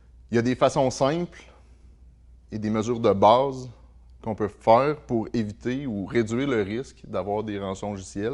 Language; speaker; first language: French; native; French